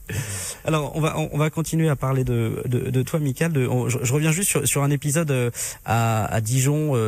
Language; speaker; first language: French; native; French